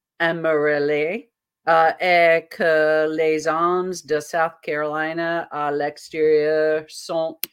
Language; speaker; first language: French; non-native, learner; English